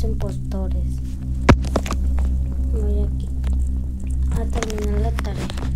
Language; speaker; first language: Spanish; native; Spanish